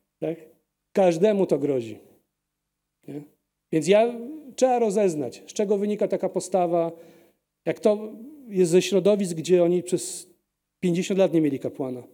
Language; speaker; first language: Polish; early bilingual, heritage; Polish